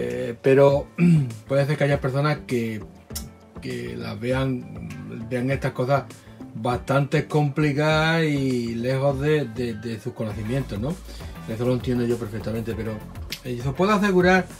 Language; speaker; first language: Spanish; native; Spanish